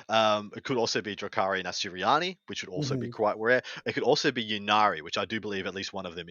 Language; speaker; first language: English; native; English